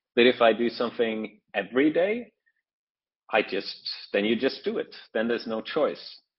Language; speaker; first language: English; non-native, fluent; Norwegian